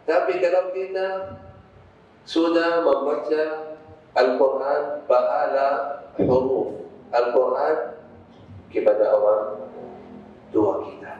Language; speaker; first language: Indonesian; non-native, fluent; Arabic